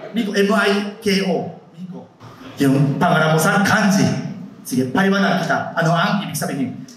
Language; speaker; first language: Filipino; non-native, fluent; Japanese